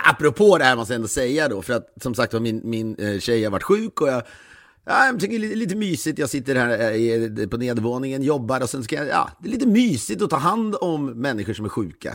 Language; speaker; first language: Swedish; native; Swedish